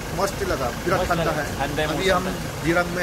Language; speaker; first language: Hindi; non-native, local second language; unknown